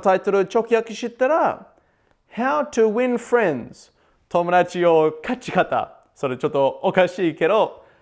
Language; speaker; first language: Japanese; non-native, learner; English